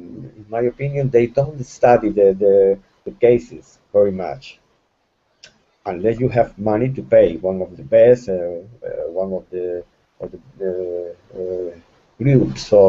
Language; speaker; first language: English; non-native, fluent; Spanish